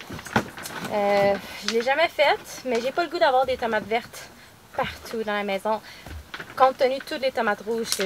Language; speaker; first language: French; native; French